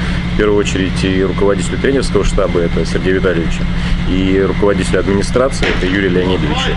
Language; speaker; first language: Russian; native; Russian